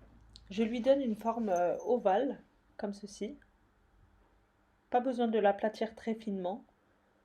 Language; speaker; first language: French; native; French